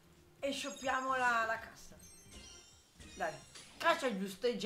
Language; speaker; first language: Italian; native; Italian